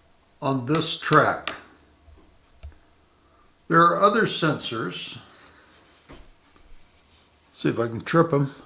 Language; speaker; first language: English; native; English